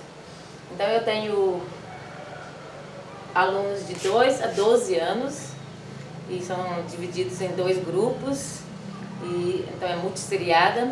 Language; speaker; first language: Portuguese; non-native, fluent; Dutch